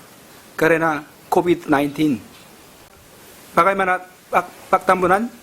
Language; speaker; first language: Indonesian; non-native, learner; Korean